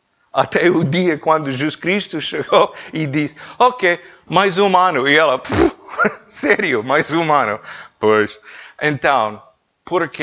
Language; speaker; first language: Portuguese; non-native, learner; English